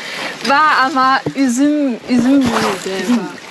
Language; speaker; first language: Turkish; non-native, learner; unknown